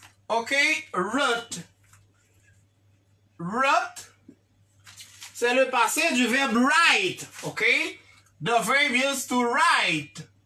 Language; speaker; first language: English; non-native, fluent; Haitian Creole